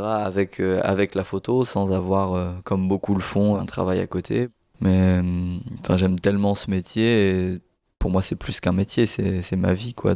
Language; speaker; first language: French; native; French